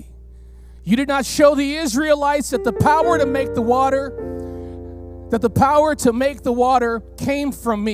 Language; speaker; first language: English; early bilingual, other home language; Spanish